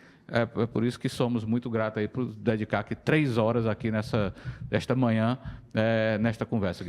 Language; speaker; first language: Portuguese; native; Portuguese